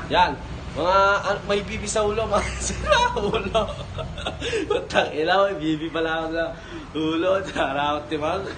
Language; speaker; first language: Filipino; non-native, local second language; Pampanga